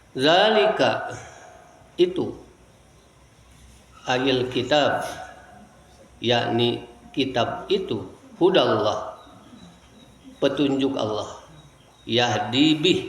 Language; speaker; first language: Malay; non-native, local second language; Sundanese